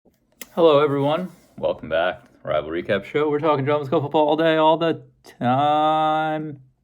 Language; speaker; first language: English; native; English